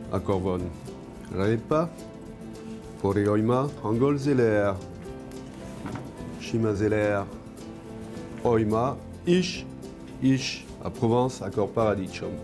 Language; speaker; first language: Hungarian; non-native, learner; French